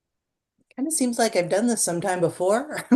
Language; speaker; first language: English; native; English